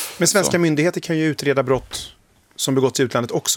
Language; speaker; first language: Swedish; native; Swedish